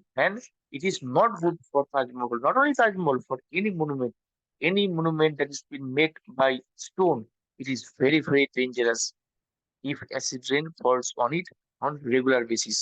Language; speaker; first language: English; non-native, local second language; Bangla